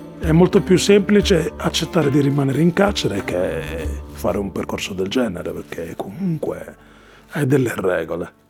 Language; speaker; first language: Italian; non-native, fluent; Arabic